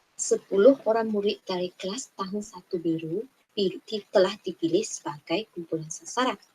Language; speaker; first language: Malay; non-native, local second language; Chinese